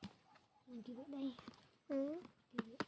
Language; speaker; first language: Filipino; non-native, local second language; Cebuano